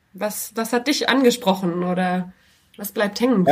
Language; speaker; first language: German; native; German